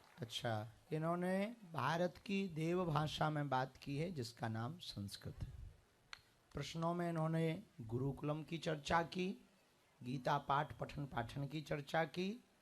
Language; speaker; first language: Hindi; native; Hindi